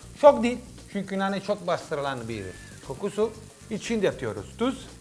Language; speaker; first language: Turkish; non-native, learner; Italian